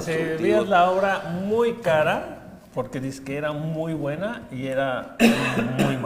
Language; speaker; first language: Spanish; native; Spanish